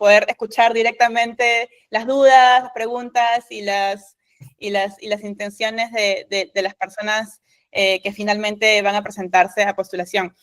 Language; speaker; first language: Spanish; native; Spanish